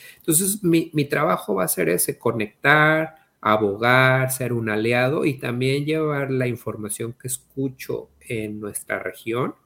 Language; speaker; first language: Spanish; native; Spanish